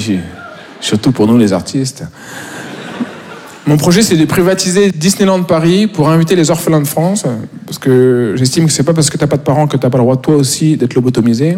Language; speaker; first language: French; native; French